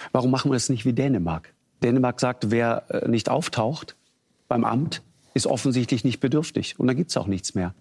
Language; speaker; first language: German; native; German